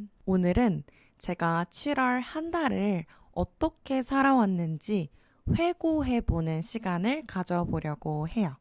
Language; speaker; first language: Korean; native; Korean